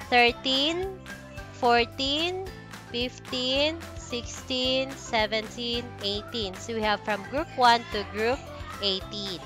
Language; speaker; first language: English; non-native, local second language; Cebuano